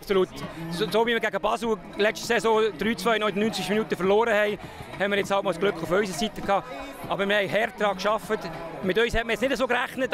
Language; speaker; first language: German; native; German